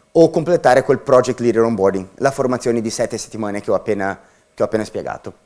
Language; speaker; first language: Italian; non-native, fluent; Portuguese